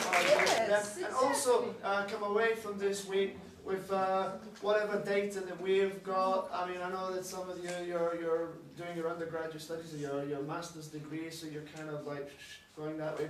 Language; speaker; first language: English; native; English